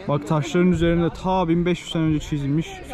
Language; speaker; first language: Turkish; native; Turkish